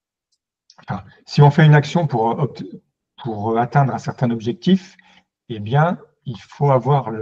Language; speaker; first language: French; native; French